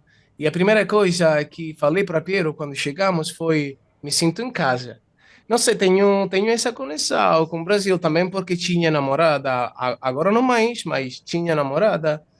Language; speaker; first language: Portuguese; non-native, fluent; Italian